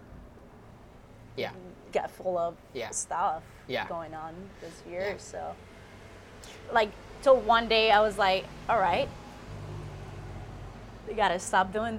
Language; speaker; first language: English; non-native, fluent; Spanish